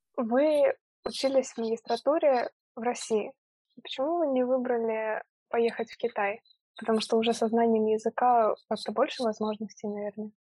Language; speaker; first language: Russian; native; Russian